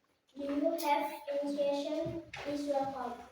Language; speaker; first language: English; non-native, learner; Indonesian